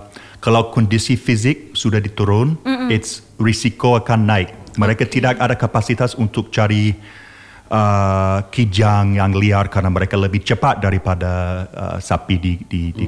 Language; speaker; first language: Indonesian; non-native, learner; English